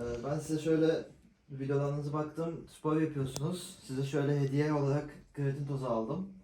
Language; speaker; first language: Turkish; native; Turkish